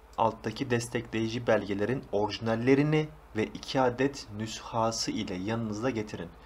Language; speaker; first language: Turkish; native; Turkish